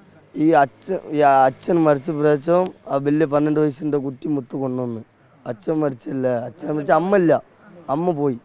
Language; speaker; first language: Malayalam; non-native, local second language; Tamil